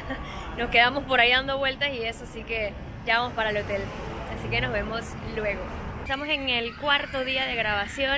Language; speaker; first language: Spanish; native; Spanish